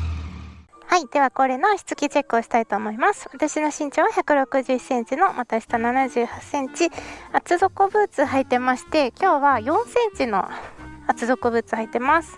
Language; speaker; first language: Japanese; native; Japanese